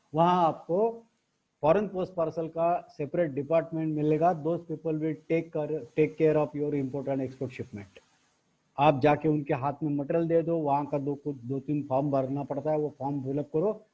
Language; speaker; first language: Hindi; non-native, local second language; Marathi